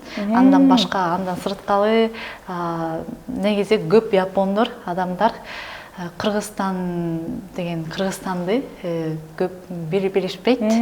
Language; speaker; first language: Kyrgyz; non-native, learner; Japanese